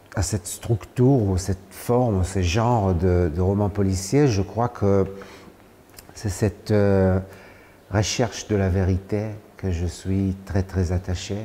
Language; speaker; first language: French; non-native, fluent; Hebrew